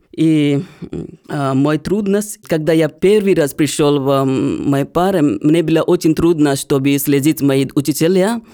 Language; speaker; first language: Russian; non-native, learner; Hindi